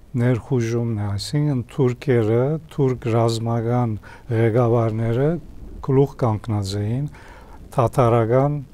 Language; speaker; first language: Armenian; early bilingual, heritage; Armenian